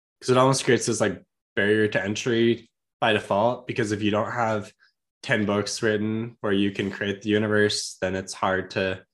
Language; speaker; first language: English; native; English